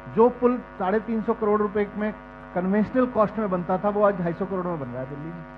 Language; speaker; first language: Hindi; native; Hindi